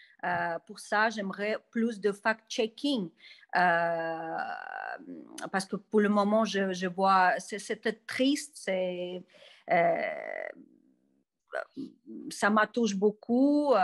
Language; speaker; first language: French; non-native, fluent; Russian